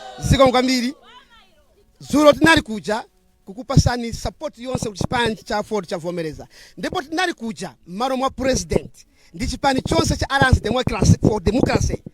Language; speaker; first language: Nyanja; non-native, local second language; Tumbuka